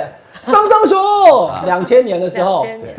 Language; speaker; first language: Chinese; native; Chinese